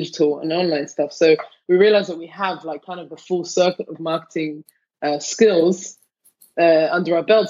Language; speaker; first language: English; native; English